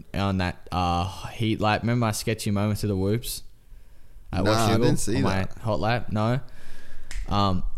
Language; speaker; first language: English; native; English